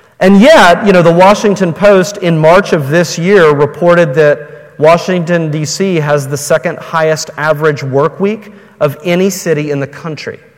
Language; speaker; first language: English; native; English